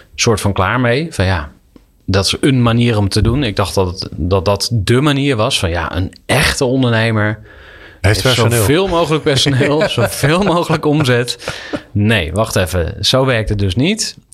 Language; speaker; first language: Dutch; native; Dutch